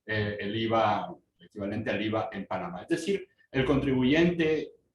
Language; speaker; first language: Spanish; native; Spanish